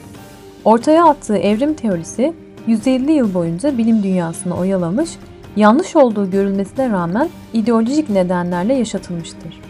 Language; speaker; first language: Turkish; native; Turkish